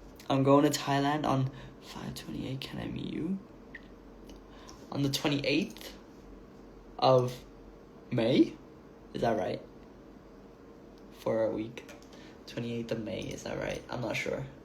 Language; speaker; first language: English; native; English